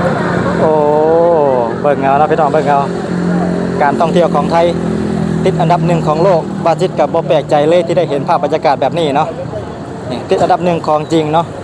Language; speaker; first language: Thai; non-native, local second language; Northeastern Thai